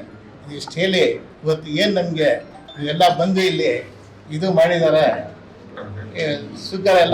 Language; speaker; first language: Kannada; non-native, local second language; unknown